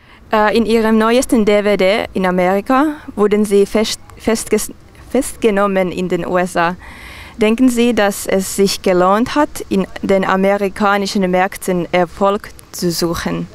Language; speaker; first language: German; non-native, fluent; Finnish